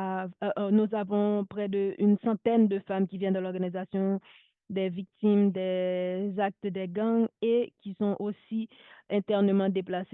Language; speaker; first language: French; non-native, local second language; Haitian Creole